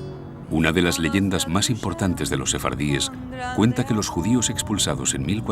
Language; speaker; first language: Spanish; native; Spanish